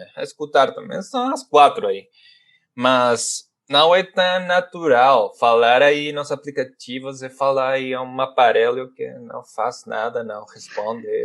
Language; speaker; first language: Portuguese; non-native, fluent; Spanish